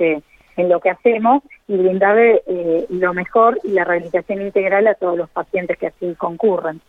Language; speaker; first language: Spanish; native; Spanish